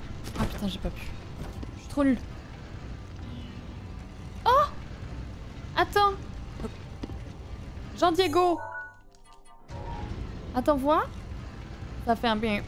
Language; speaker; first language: French; native; French